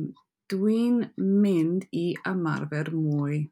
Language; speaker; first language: Welsh; non-native, learner; English